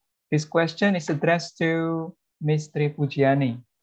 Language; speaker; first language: English; non-native, fluent; Indonesian